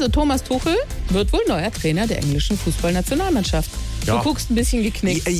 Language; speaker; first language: German; native; German